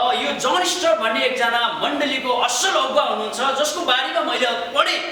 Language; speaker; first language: Nepali; native; Nepali